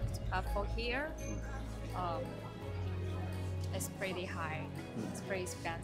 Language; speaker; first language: English; non-native, fluent; Chinese